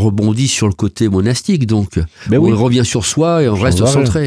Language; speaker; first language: French; native; French